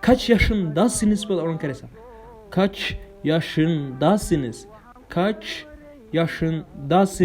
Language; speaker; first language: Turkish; non-native, fluent; Somali